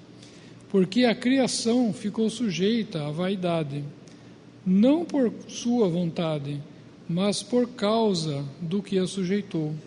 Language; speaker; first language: Portuguese; native; Portuguese